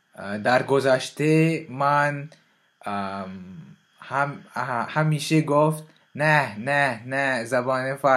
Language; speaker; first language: Persian; non-native, learner; French